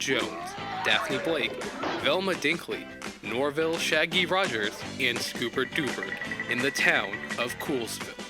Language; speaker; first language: English; native; English